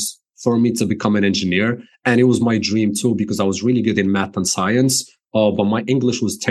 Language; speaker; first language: English; non-native, fluent; Arabic